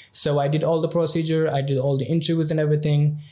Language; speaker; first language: English; non-native, local second language; Urdu